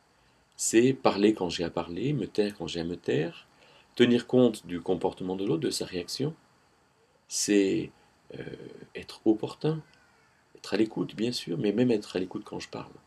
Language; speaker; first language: French; native; French